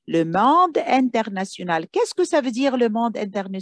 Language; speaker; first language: French; non-native, fluent; Arabic